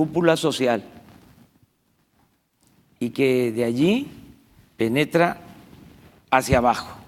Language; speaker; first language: Spanish; native; Spanish